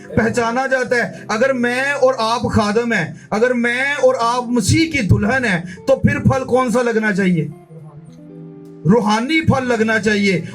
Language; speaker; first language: Urdu; non-native, local second language; Punjabi